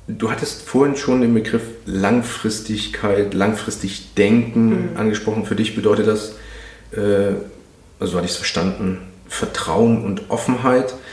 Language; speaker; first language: German; native; German